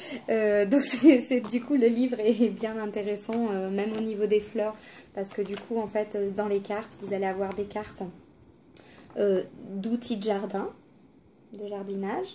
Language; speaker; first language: French; native; French